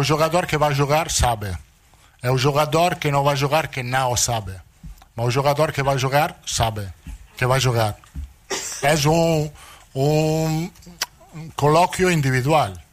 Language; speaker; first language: Portuguese; non-native, learner; Italian